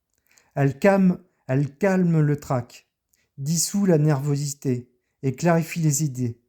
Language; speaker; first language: French; native; French